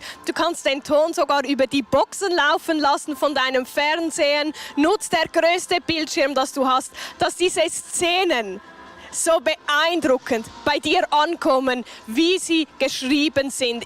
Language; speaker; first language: German; native; German